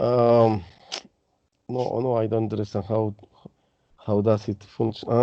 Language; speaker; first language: English; non-native, learner; Spanish